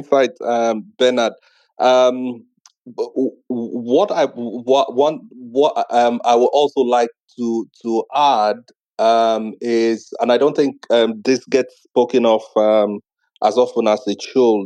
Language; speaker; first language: English; non-native, local second language; Igbo